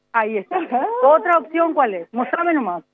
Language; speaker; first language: Spanish; native; Spanish